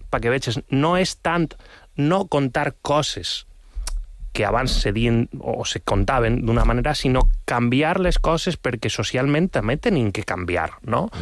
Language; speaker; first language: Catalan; non-native, local second language; Spanish